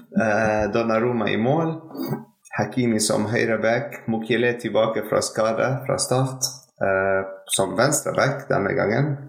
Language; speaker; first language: Norwegian; non-native, fluent; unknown